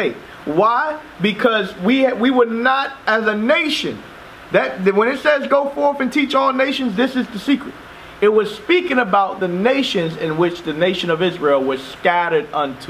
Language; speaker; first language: English; native; English